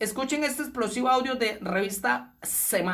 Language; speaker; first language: Spanish; native; Spanish